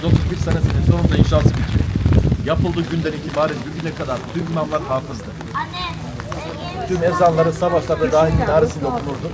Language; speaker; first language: Turkish; native; Turkish